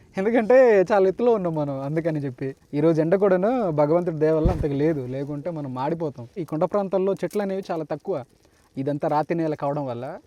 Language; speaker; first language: Telugu; native; Telugu